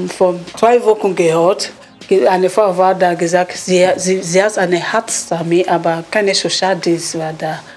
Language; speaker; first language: German; non-native, learner; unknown